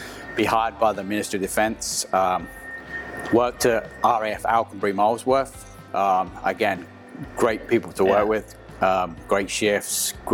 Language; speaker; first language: English; native; English